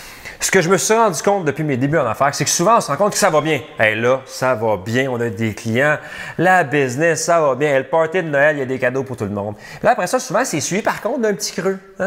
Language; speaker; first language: French; native; French